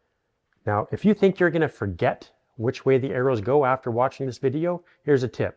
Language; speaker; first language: English; native; English